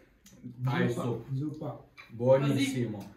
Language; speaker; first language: Italian; non-native, learner; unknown